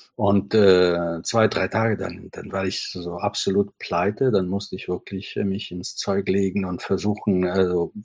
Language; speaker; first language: German; non-native, fluent; Italian